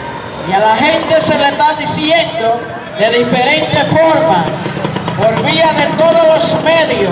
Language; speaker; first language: Spanish; native; Spanish